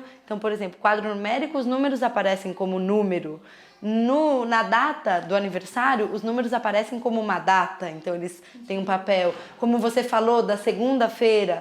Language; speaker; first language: Portuguese; native; Portuguese